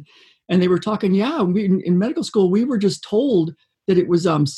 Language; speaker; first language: English; native; English